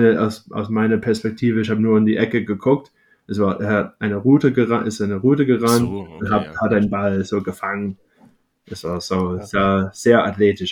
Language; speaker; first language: German; non-native, fluent; English